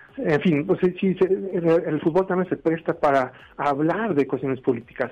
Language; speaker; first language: Spanish; non-native, fluent; Swedish